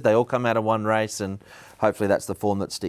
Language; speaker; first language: English; native; English